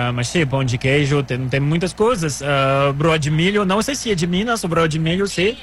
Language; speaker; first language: Portuguese; non-native, learner; French